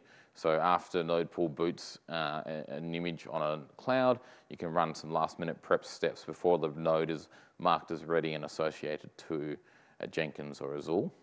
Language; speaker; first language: English; native; English